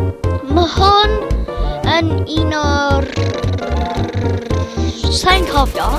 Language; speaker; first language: Welsh; non-native, local second language; English